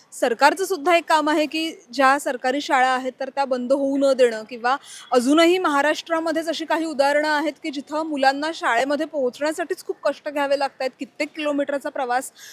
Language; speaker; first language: Marathi; native; Marathi